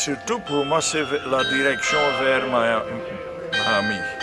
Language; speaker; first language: French; non-native, local second language; Dutch